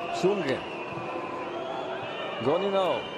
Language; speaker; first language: Hebrew; native; Hebrew